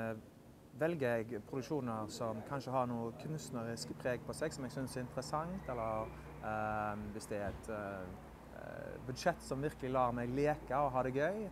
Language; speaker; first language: Norwegian; native; Norwegian